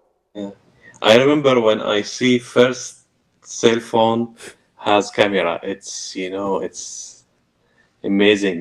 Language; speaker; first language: English; non-native, learner; Arabic